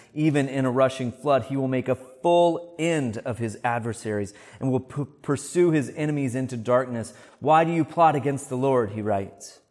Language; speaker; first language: English; native; English